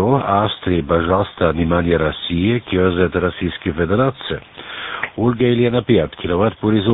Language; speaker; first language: Russian; non-native, learner; German